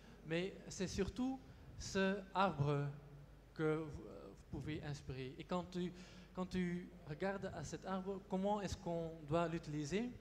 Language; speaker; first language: French; non-native, local second language; Dutch